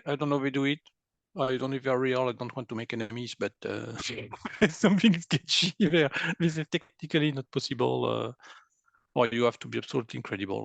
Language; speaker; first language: English; non-native, fluent; French